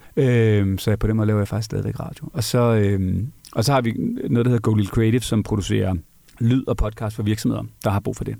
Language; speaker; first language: Danish; native; Danish